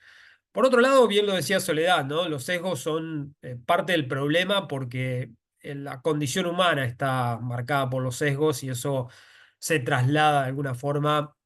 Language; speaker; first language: Spanish; native; Spanish